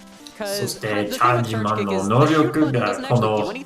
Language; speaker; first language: Japanese; non-native, learner; English